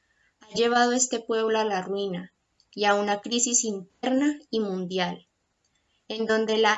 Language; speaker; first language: Spanish; native; Spanish